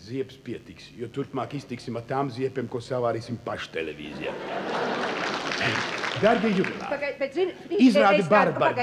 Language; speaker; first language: Latvian; native; Latvian